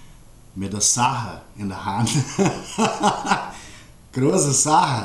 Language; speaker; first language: German; early bilingual, heritage; German